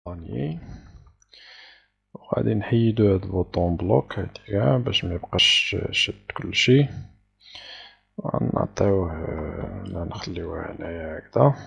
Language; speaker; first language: Arabic; native; Arabic